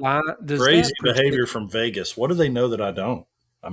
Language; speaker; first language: English; native; English